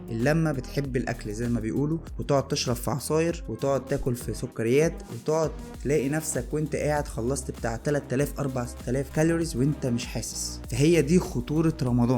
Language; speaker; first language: Arabic; native; Arabic